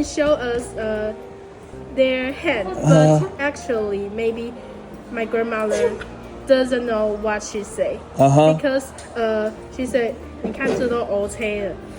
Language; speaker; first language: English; non-native, fluent; Chinese